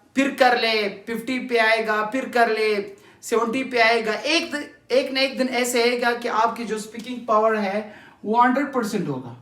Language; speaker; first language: Urdu; non-native, local second language; Pashto